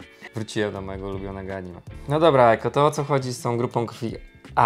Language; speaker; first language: Polish; native; Polish